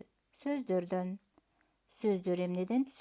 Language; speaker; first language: Kyrgyz; native; Kyrgyz